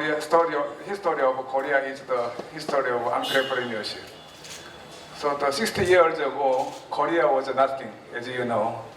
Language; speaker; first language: English; non-native, fluent; Korean